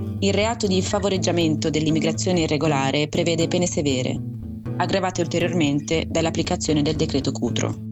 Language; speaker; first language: Italian; native; Italian